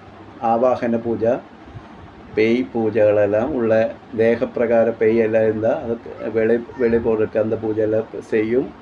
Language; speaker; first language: Tamil; non-native, learner; Malayalam